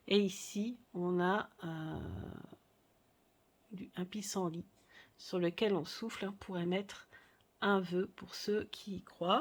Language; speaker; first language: French; native; French